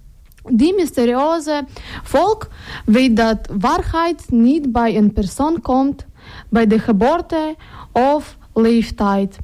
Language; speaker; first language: Dutch; non-native, learner; Ukrainian